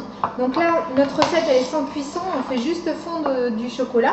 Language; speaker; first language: French; native; French